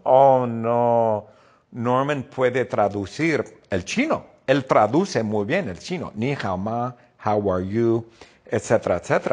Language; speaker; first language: Spanish; non-native, fluent; English